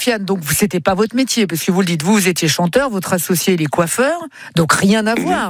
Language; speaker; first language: French; native; French